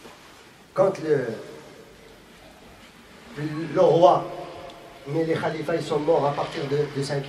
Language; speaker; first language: French; non-native, fluent; Arabic